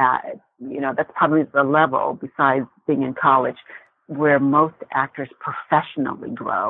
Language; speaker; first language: English; native; English